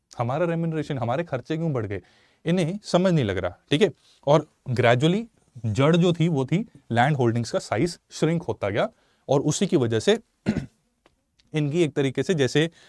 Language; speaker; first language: Hindi; native; Hindi